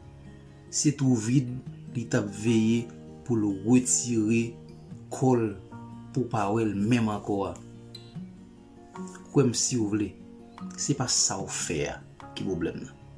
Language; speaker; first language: French; non-native, local second language; Haitian Creole